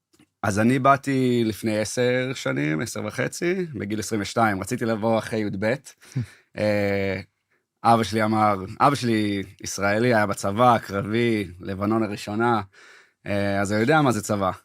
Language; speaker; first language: Hebrew; early bilingual, heritage; English